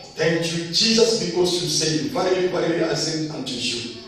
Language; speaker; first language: English; non-native, local second language; Swahili